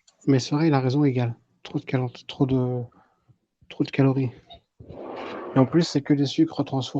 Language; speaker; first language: French; native; French